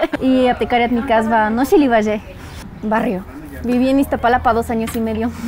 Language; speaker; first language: Spanish; non-native, fluent; Bulgarian